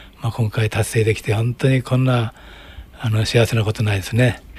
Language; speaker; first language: Japanese; native; Japanese